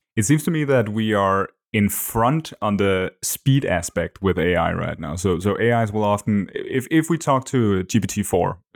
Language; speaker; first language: English; non-native, fluent; Danish